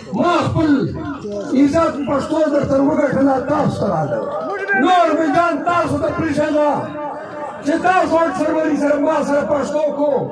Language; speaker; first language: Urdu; non-native, local second language; Pashto